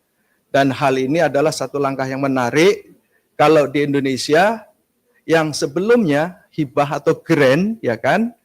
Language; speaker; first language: Indonesian; native; Indonesian